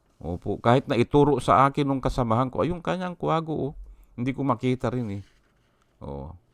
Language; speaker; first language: Filipino; non-native, local second language; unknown